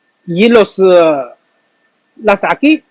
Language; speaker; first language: Spanish; non-native, learner; Chinese